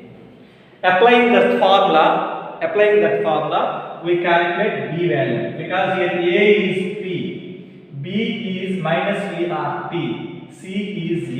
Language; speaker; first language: English; non-native, local second language; Telugu